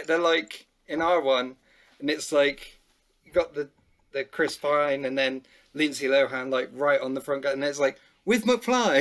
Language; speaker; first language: English; native; English